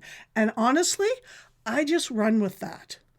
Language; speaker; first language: English; native; English